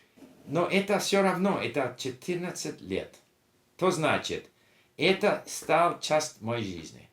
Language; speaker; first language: Russian; non-native, learner; English